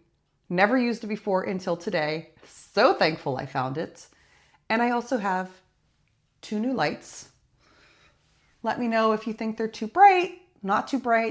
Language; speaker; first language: English; native; English